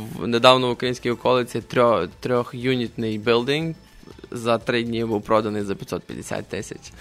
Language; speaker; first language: Ukrainian; native; Ukrainian